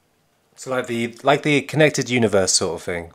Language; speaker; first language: English; native; English